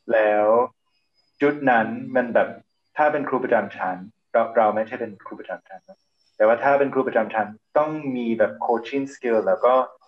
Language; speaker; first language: Thai; non-native, fluent; English